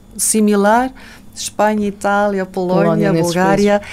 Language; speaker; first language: Portuguese; non-native, fluent; Dutch